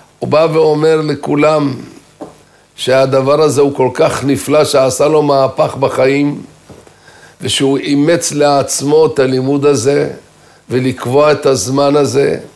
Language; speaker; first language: Hebrew; native; Hebrew